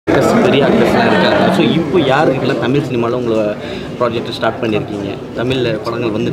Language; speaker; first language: Tamil; native; Tamil